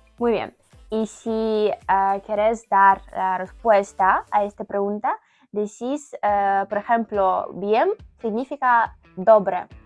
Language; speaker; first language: Spanish; non-native, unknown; Ukrainian